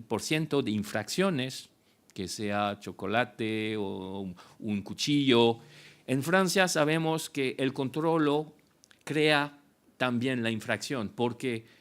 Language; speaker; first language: Spanish; non-native, fluent; French